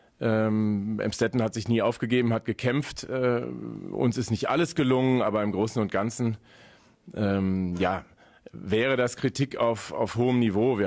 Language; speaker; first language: German; native; German